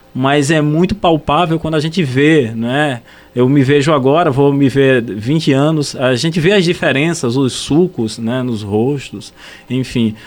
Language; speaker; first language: Portuguese; native; Portuguese